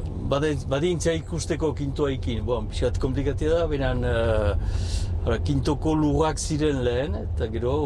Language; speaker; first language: Basque; native; Basque